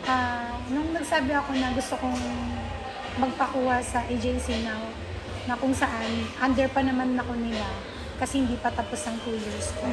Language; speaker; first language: Filipino; native; Filipino